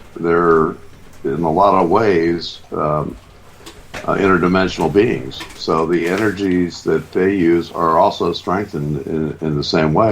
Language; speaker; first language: English; native; English